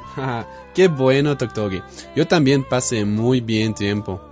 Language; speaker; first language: Spanish; non-native, learner; Dutch